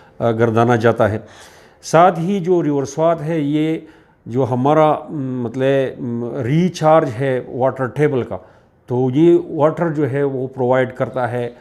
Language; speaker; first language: Urdu; non-native, local second language; Pashto